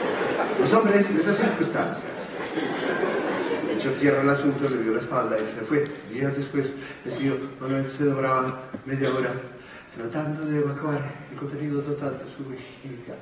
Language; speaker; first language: Spanish; native; Spanish